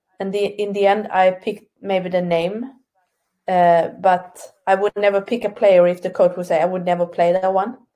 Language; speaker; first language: English; non-native, fluent; Swedish